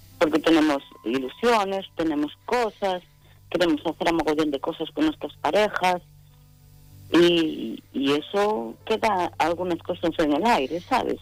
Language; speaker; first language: Spanish; native; Spanish